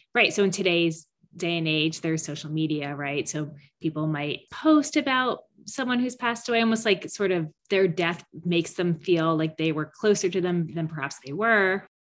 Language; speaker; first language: English; native; English